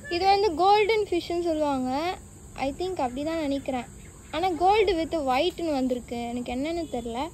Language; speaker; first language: Tamil; non-native, local second language; Telugu